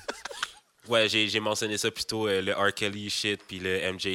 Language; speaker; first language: French; native; French